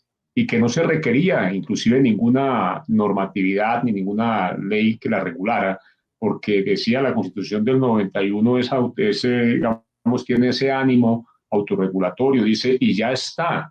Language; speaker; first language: Spanish; native; Spanish